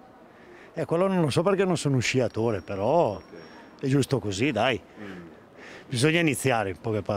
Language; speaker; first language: Italian; native; Italian